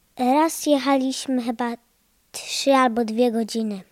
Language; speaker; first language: Polish; early bilingual, heritage; Polish